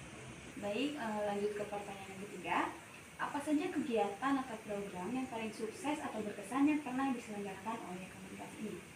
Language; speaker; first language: Indonesian; native; Indonesian